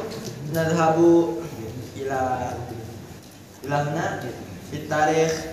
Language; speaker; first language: Arabic; non-native, learner; Indonesian